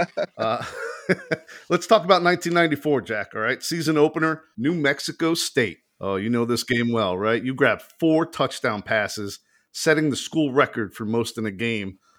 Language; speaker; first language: English; native; English